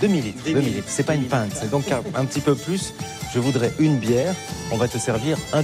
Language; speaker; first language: French; native; French